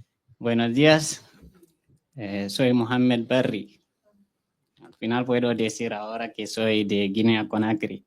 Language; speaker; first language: Spanish; non-native, fluent; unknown